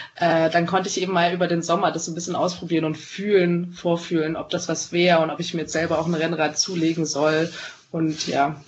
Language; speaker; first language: German; native; German